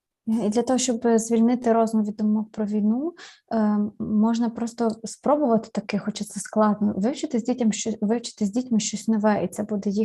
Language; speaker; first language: Ukrainian; native; Ukrainian